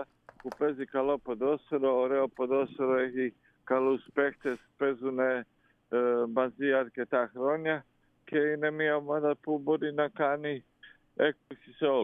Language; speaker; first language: Greek; non-native, fluent; Croatian